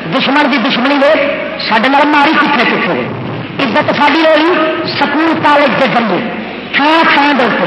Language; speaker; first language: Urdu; non-native, local second language; Saraiki